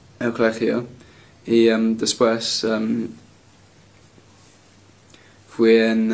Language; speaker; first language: Spanish; non-native, learner; English